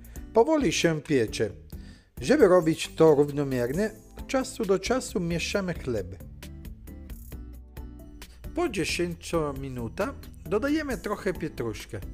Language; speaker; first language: Polish; non-native, learner; Italian